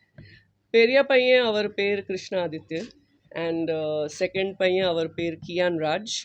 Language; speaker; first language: Tamil; non-native, fluent; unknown